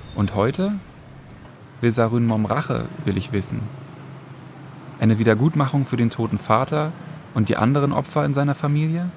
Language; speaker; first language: German; native; German